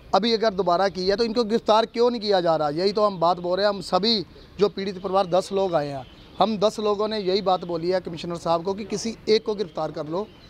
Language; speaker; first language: Hindi; non-native, local second language; Punjabi